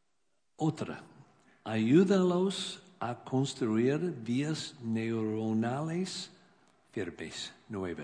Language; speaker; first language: Spanish; non-native, learner; English